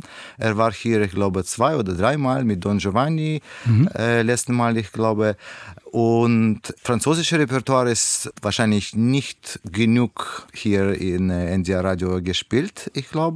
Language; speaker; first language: German; non-native, learner; Russian